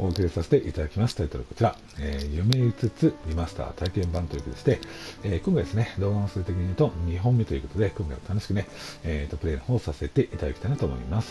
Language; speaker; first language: Japanese; native; Japanese